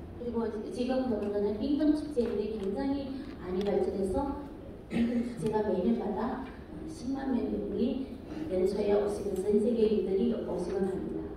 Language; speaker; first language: Korean; early bilingual, heritage; Korean